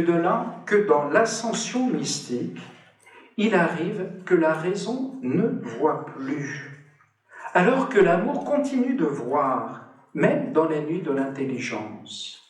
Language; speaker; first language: French; native; French